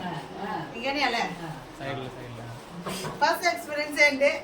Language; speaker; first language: Malayalam; non-native, learner; Bodo